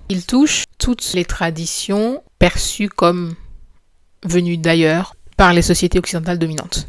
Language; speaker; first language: French; non-native, local second language; Haitian Creole